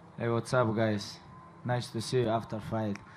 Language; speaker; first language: English; non-native, fluent; Russian